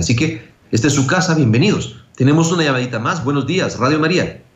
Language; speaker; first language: Spanish; native; Spanish